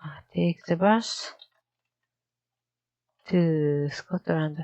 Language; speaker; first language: English; non-native, learner; Japanese